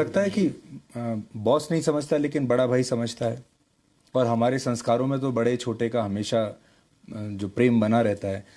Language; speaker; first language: Hindi; native; Hindi